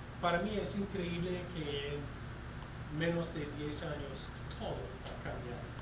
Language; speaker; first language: Spanish; non-native, fluent; English